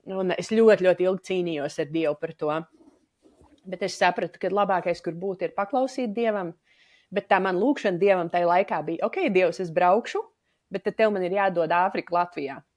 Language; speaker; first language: Latvian; native; Latvian